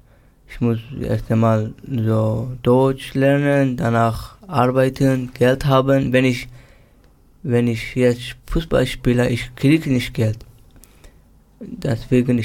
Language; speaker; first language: German; non-native, learner; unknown